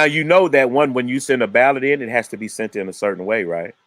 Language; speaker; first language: English; native; English